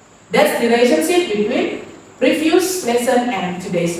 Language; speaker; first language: English; non-native, fluent; Indonesian